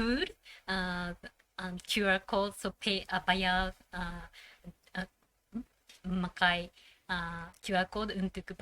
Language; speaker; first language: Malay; non-native, learner; Japanese